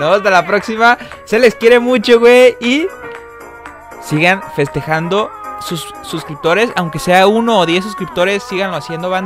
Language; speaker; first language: Spanish; native; Spanish